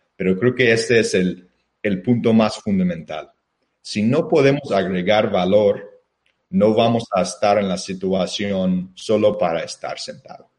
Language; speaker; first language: Spanish; non-native, fluent; English